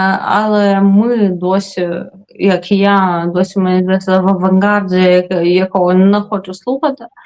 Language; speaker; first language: Ukrainian; non-native, fluent; Lithuanian